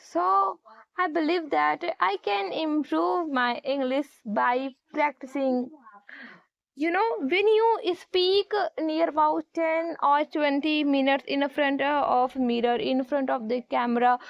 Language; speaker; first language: English; non-native, learner; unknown